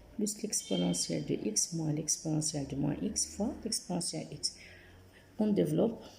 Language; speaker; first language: French; non-native, local second language; Arabic